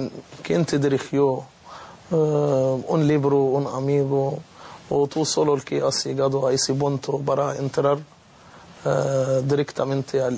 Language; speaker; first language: Spanish; non-native, learner; Arabic